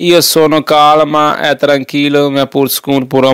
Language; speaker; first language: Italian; non-native, learner; Urdu